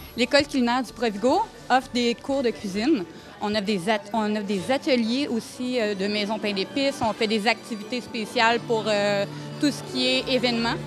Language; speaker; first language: French; native; French